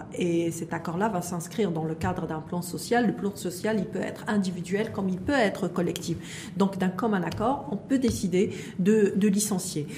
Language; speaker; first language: French; non-native, local second language; Arabic